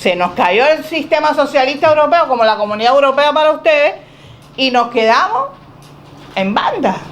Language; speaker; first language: Spanish; native; Spanish